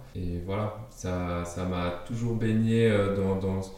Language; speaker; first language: French; non-native, fluent; German